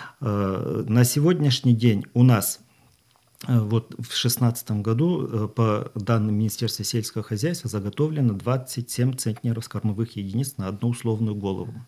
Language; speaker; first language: Russian; native; Russian